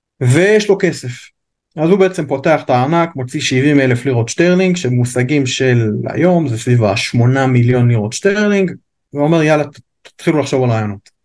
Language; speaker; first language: Hebrew; native; Hebrew